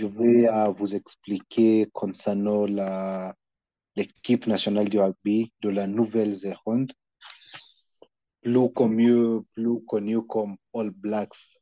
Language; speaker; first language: French; non-native, learner; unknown